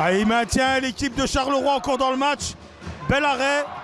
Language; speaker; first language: French; native; French